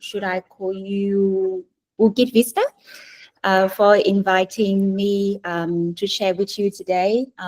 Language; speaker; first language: English; non-native, fluent; Vietnamese